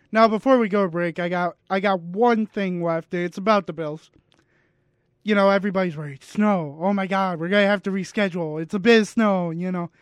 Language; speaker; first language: English; native; English